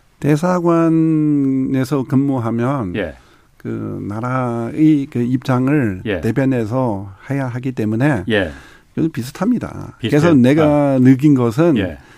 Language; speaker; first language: Korean; non-native, fluent; Chinese